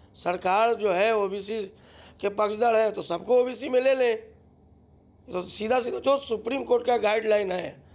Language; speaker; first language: Hindi; native; Hindi